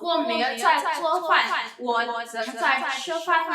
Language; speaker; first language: Chinese; non-native, learner; Indonesian